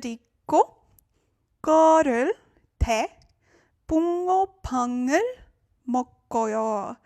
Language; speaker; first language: Korean; non-native, learner; French